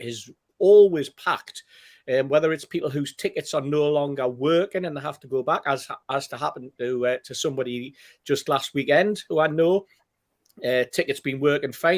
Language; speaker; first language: English; native; English